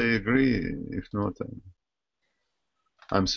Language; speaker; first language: English; non-native, learner; Russian